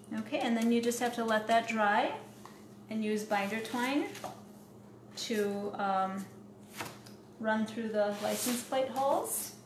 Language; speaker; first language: English; native; English